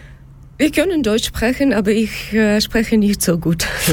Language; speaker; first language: German; non-native, learner; Ukrainian